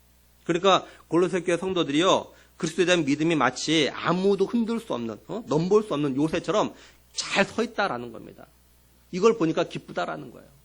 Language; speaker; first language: Korean; native; Korean